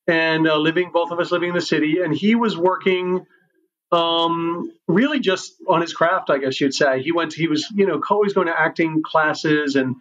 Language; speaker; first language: English; native; English